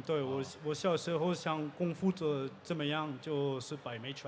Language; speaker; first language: Chinese; non-native, learner; French